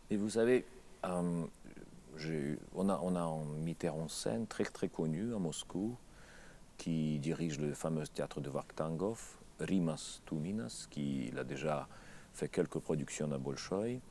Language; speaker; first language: French; non-native, fluent; Russian